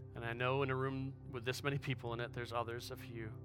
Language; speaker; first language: English; native; English